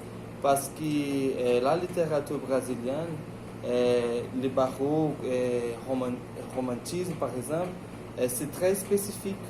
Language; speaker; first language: French; non-native, learner; Portuguese